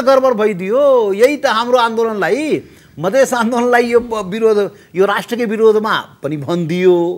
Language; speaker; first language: Nepali; non-native, local second language; Maithili